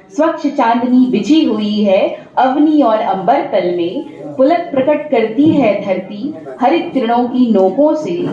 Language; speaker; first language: Hindi; native; Hindi